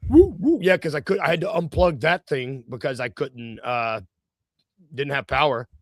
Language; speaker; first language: English; native; English